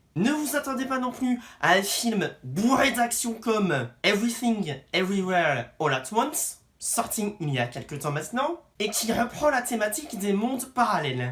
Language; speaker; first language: French; native; French